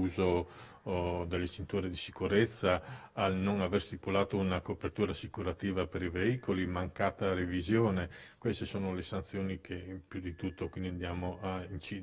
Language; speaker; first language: Italian; native; Italian